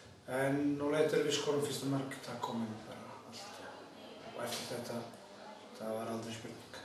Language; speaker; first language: Icelandic; non-native, learner; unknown